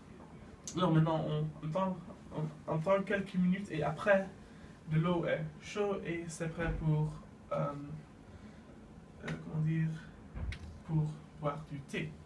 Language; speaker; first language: French; non-native, learner; Dutch